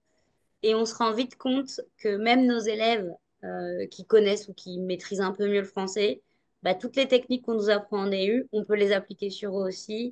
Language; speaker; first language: French; native; French